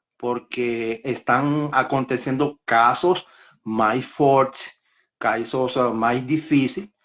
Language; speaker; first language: Portuguese; non-native, learner; Spanish